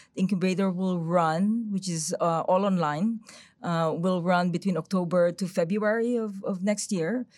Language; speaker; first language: English; non-native, local second language; Filipino